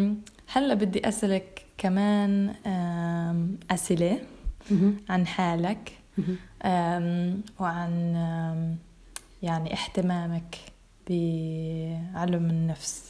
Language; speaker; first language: Arabic; non-native, fluent; English